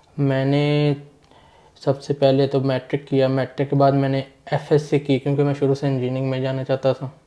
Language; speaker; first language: Urdu; non-native, local second language; Punjabi